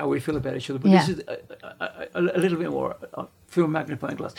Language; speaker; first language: English; native; English